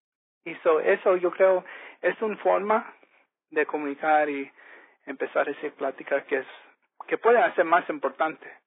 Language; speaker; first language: Spanish; early bilingual, heritage; Spanish